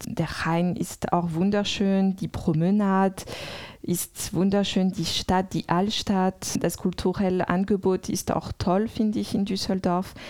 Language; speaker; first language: German; non-native, fluent; French